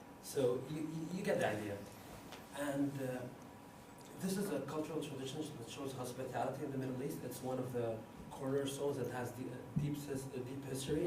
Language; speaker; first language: English; non-native, fluent; Arabic